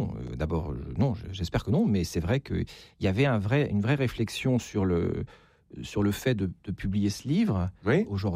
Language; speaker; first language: French; native; French